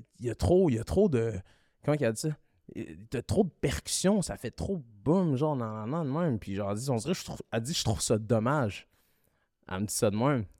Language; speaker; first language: French; early bilingual, other home language; Malagasy